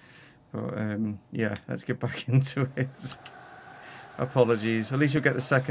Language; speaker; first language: English; native; English